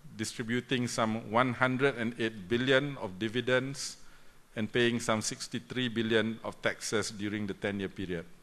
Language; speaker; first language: English; non-native, local second language; Malay